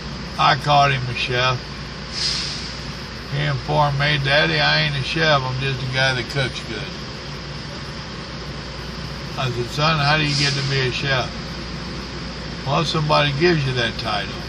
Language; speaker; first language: English; native; English